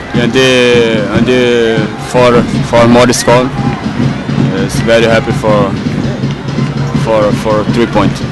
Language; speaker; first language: English; non-native, learner; Portuguese